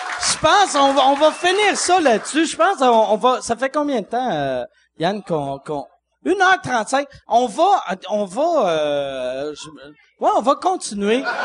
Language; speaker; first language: French; native; French